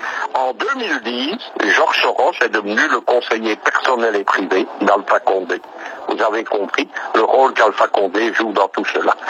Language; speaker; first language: French; native; French